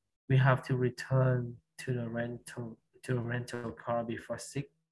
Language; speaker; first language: English; non-native, learner; Vietnamese